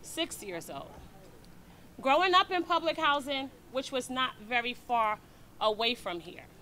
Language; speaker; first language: English; native; English